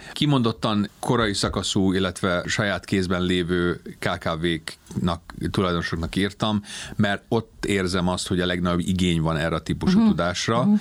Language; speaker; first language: Hungarian; early bilingual, heritage; Hungarian